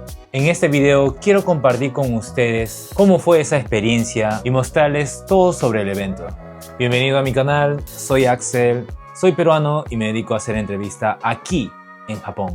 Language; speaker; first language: Spanish; native; Spanish